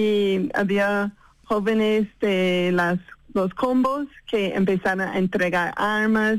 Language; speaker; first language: Spanish; non-native, fluent; English